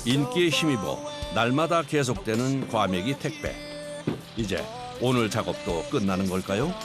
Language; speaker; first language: Korean; native; Korean